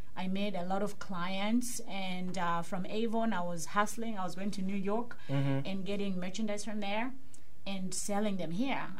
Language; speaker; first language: English; non-native, local second language; Bemba